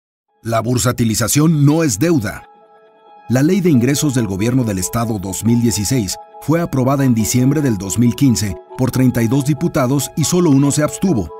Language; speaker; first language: Spanish; native; Spanish